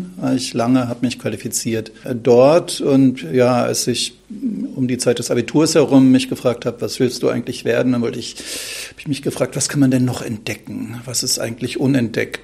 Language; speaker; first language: German; native; German